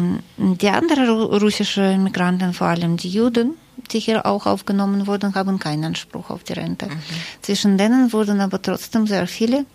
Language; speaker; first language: German; non-native, fluent; Russian